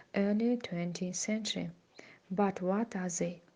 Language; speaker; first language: English; non-native, fluent; Kazakh